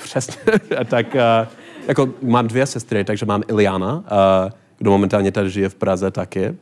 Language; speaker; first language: Czech; non-native, learner; English